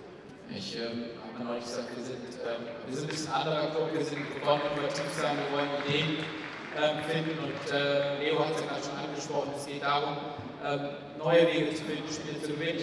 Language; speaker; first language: German; native; German